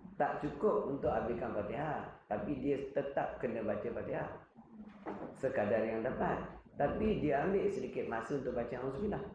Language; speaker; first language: Malay; native; Malay